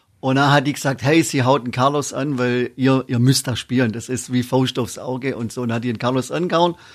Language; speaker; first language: German; native; German